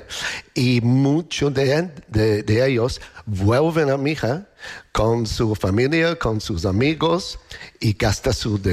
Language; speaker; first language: Spanish; non-native, fluent; English